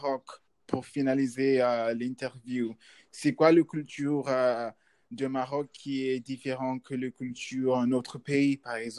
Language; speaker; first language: French; non-native, learner; English